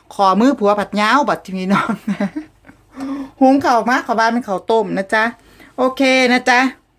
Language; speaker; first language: Thai; native; Thai